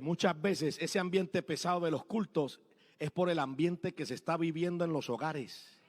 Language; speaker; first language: Spanish; native; Spanish